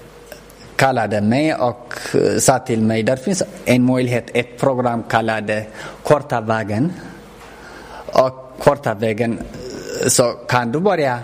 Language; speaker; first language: Swedish; non-native, learner; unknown